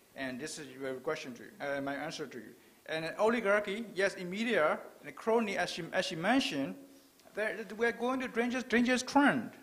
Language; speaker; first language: English; non-native, fluent; Burmese